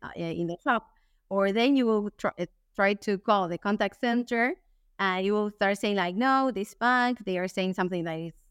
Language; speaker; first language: English; non-native, fluent; Spanish